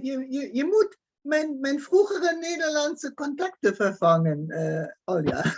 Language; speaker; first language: Dutch; non-native, fluent; German